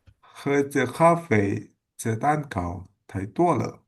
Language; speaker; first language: Chinese; non-native, learner; Indonesian